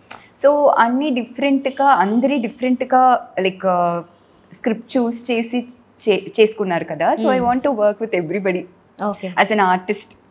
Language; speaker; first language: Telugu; non-native, learner; Tamil